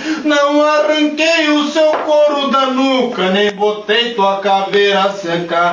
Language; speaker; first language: Portuguese; native; Portuguese